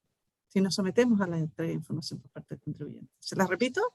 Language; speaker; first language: Spanish; native; Spanish